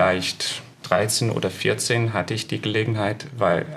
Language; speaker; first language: German; non-native, fluent; English